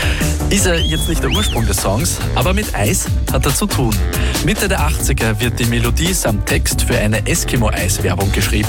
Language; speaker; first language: German; native; German